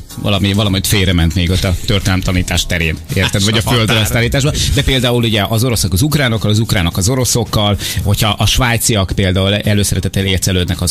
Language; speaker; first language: Hungarian; native; Hungarian